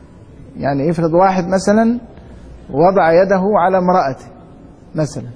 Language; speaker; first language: Arabic; native; Arabic